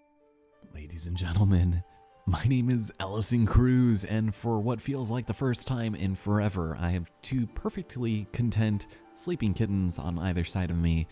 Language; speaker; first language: English; native; English